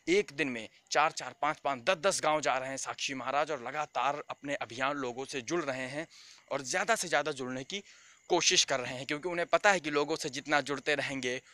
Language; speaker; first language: Hindi; native; Hindi